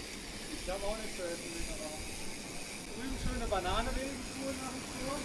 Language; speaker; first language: German; non-native, learner; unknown